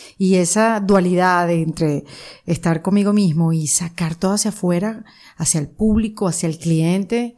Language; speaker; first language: Spanish; native; Spanish